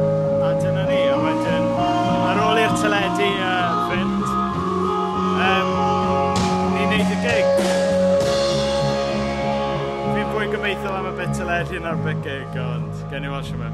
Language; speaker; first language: Welsh; native; Welsh